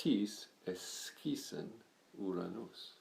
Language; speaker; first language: Greek; non-native, learner; English